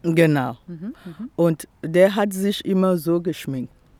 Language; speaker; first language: German; non-native, fluent; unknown